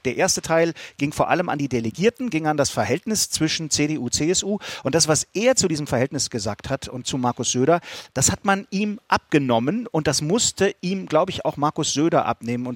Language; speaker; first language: German; native; German